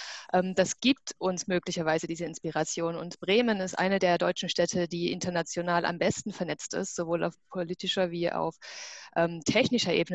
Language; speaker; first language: German; native; German